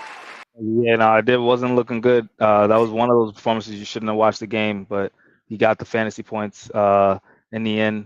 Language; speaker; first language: English; native; English